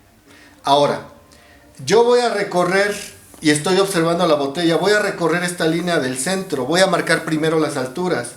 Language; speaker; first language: Spanish; native; Spanish